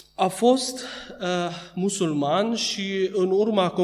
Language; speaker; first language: Romanian; early bilingual, other home language; Arabic